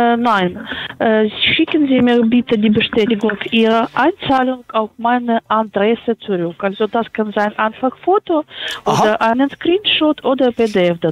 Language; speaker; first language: German; non-native, fluent; Polish